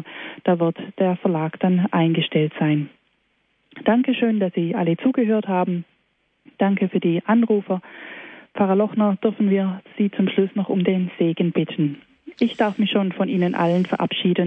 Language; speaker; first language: German; native; German